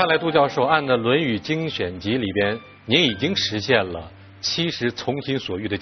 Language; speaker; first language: Chinese; native; Chinese